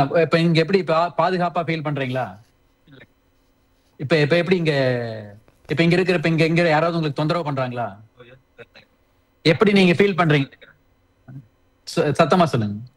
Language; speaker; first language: Tamil; native; Tamil